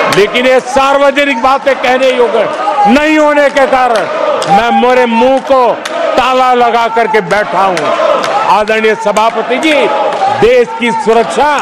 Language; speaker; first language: Hindi; non-native, local second language; Gujarati